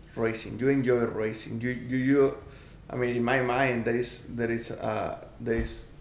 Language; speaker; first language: English; non-native, fluent; Spanish